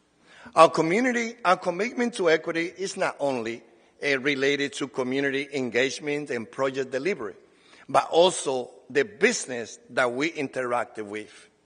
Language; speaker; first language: English; non-native, fluent; Spanish